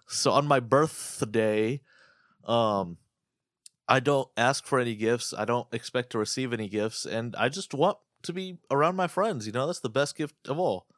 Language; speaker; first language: English; early bilingual, other home language; Arabic